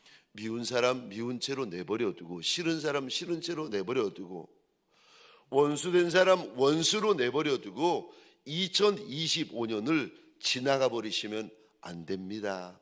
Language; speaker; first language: Korean; native; Korean